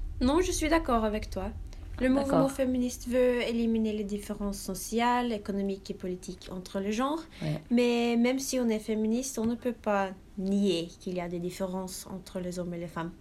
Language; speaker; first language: French; non-native, learner; Norwegian